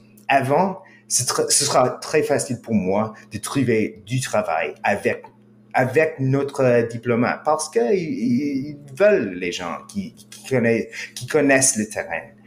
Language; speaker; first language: French; non-native, fluent; English